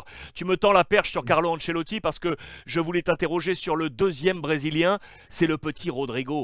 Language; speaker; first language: French; native; French